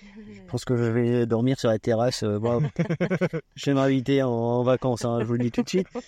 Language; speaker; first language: French; native; French